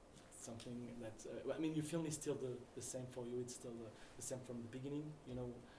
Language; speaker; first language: English; non-native, fluent; French